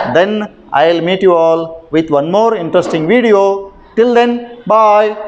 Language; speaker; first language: English; non-native, local second language; Kannada